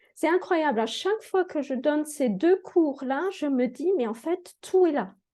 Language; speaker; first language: French; native; French